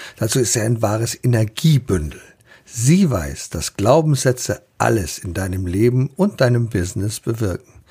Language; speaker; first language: German; native; German